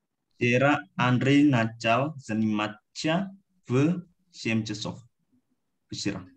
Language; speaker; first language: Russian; non-native, learner; Indonesian